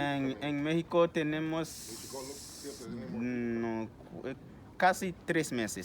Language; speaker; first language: Spanish; non-native, learner; Haitian Creole